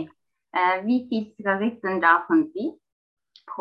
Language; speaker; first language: German; non-native, learner; Turkish